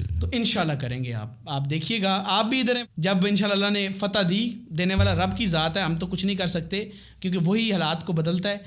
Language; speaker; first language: Urdu; non-native, local second language; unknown